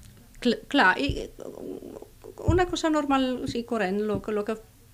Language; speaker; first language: Catalan; non-native, fluent; Romanian